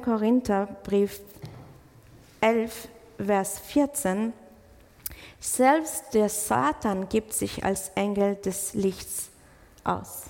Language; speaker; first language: German; non-native, fluent; English